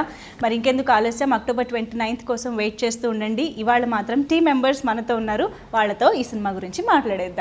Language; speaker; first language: Telugu; native; Telugu